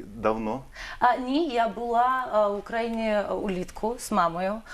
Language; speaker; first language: Ukrainian; non-native, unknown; Russian